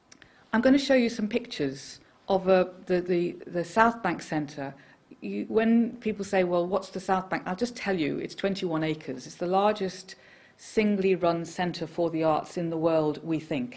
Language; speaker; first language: English; native; English